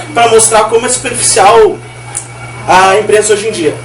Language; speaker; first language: Portuguese; native; Portuguese